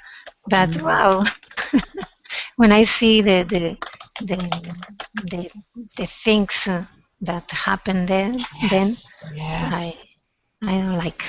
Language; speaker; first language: English; non-native, learner; Spanish